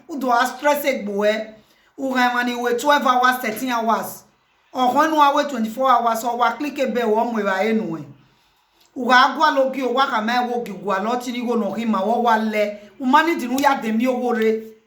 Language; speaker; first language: Nigerian Pidgin; non-native, local second language; Bini